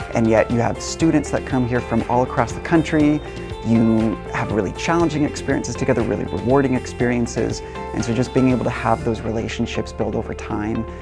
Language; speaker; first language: English; native; English